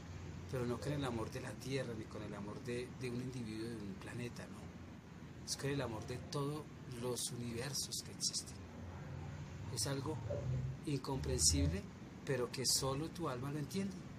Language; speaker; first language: Spanish; native; Spanish